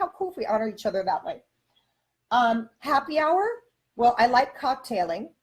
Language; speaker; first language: English; native; English